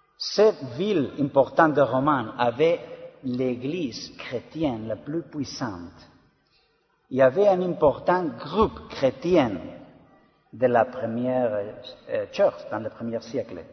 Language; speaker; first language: French; non-native, learner; Spanish